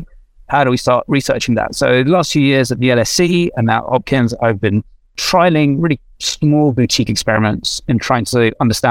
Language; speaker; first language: English; native; English